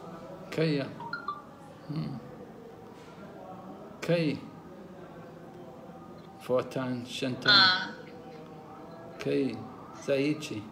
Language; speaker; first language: Chinese; non-native, learner; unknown